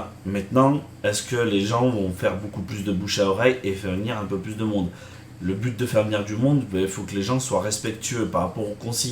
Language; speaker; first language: French; native; French